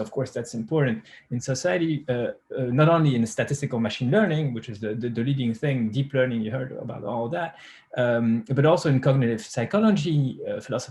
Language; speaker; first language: English; non-native, fluent; French